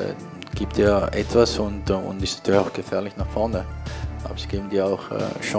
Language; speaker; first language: German; non-native, fluent; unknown